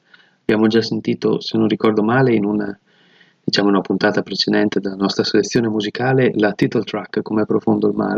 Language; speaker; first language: Italian; native; Italian